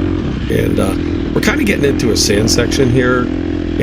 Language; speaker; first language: English; native; English